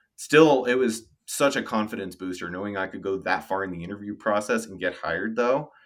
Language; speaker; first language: English; native; English